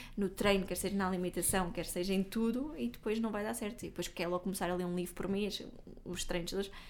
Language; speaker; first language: Portuguese; native; Portuguese